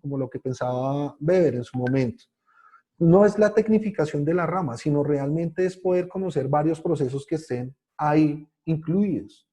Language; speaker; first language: Spanish; native; Spanish